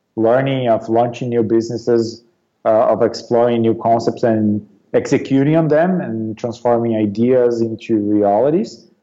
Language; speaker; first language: English; non-native, fluent; Portuguese